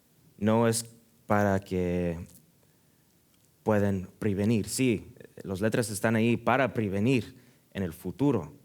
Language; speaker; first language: Spanish; early bilingual, heritage; Spanish